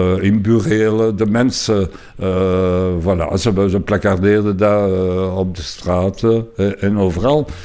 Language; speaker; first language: Dutch; non-native, local second language; French